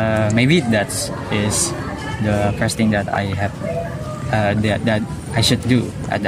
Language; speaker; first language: English; non-native, learner; Indonesian